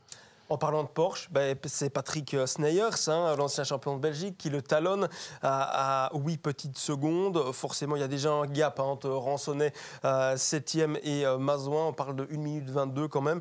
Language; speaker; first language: French; native; French